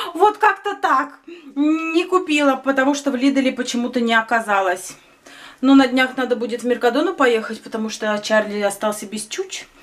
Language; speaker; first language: Russian; native; Russian